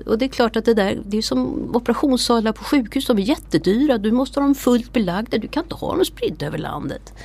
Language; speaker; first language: Swedish; native; Swedish